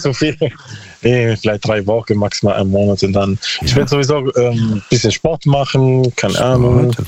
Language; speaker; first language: German; non-native, learner; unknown